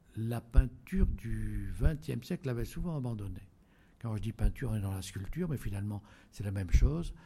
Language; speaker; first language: French; native; French